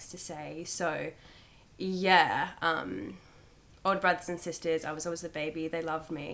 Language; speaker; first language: English; native; English